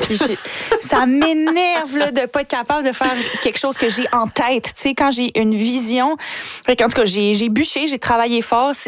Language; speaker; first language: French; native; French